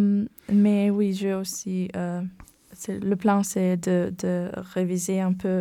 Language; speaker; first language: French; non-native, learner; German